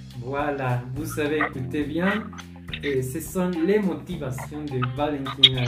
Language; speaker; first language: French; non-native, learner; Spanish